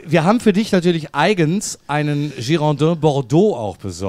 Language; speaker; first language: German; native; German